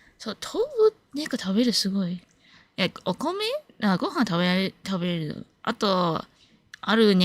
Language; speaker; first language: Japanese; non-native, learner; English